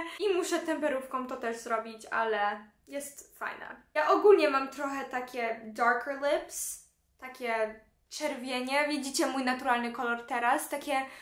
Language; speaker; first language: Polish; early bilingual, heritage; Polish